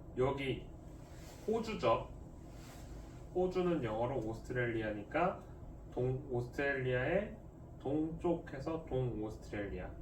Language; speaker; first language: Korean; native; Korean